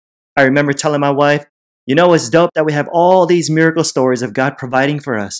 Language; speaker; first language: English; native; English